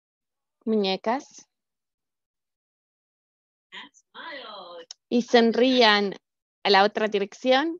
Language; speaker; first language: Spanish; native; Spanish